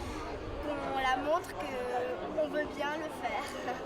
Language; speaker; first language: French; early bilingual, other home language; English